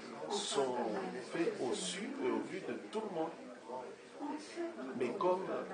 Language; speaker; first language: French; non-native, local second language; Comorian